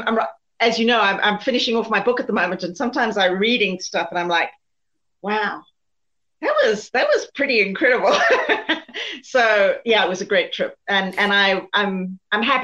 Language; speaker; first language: English; native; English